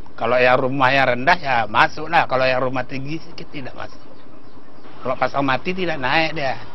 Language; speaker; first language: Indonesian; non-native, local second language; Minangkabau